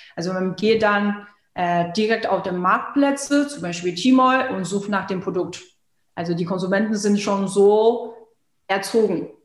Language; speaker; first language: German; non-native, fluent; Chinese